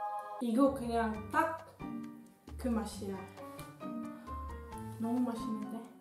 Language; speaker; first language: Korean; non-native, learner; Dutch